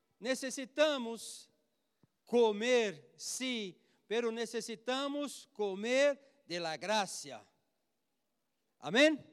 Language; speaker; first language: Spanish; non-native, learner; Portuguese